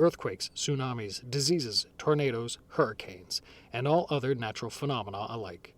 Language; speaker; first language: English; native; English